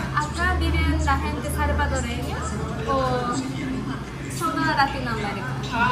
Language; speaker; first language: Spanish; non-native, learner; Japanese